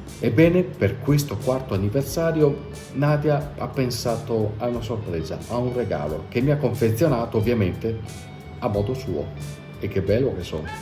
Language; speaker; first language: Italian; native; Italian